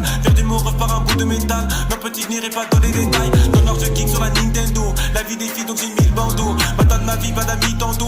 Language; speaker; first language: French; native; French